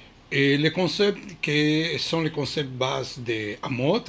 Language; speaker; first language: French; non-native, learner; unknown